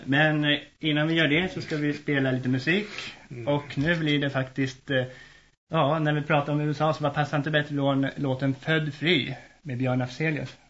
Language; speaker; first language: Swedish; native; Swedish